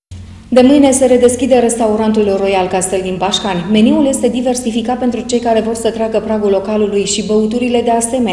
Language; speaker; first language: Romanian; native; Romanian